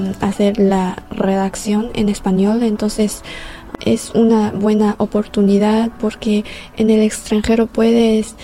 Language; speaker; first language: Spanish; non-native, fluent; Chinese